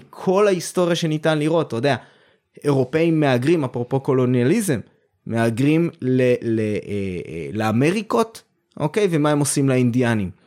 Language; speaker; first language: Hebrew; native; Hebrew